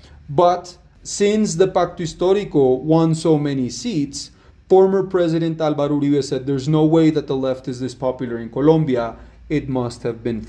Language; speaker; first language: English; non-native, fluent; Spanish